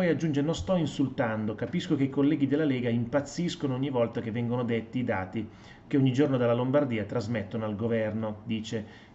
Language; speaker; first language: Italian; native; Italian